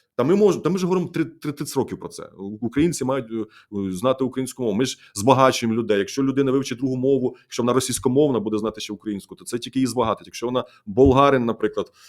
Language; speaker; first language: Ukrainian; native; Ukrainian